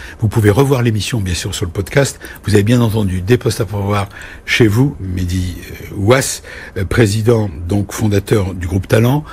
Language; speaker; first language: French; native; French